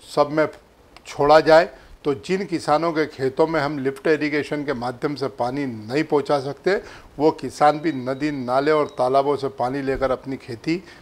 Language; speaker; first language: Hindi; native; Hindi